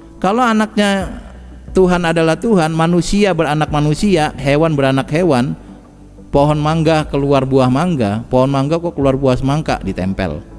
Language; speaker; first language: Indonesian; native; Indonesian